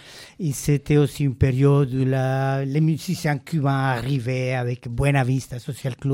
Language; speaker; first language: French; non-native, fluent; Spanish